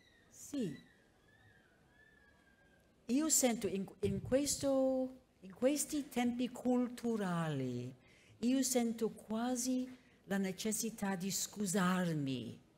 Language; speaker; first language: Italian; non-native, fluent; English